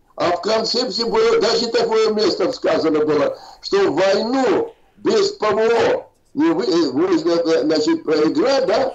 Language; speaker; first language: Russian; non-native, local second language; Armenian